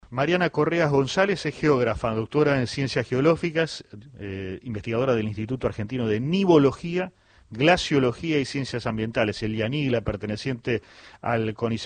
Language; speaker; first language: Spanish; native; Spanish